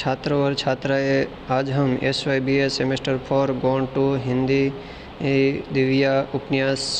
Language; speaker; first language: Hindi; non-native, local second language; Gujarati